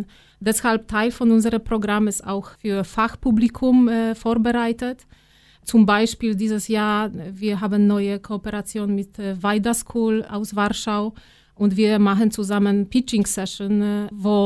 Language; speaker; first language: German; non-native, fluent; Polish